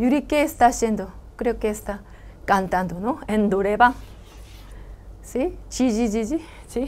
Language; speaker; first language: Spanish; non-native, learner; Korean